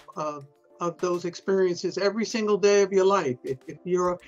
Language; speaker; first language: English; native; English